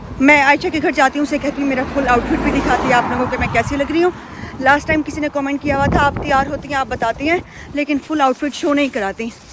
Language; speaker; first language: Urdu; native; Urdu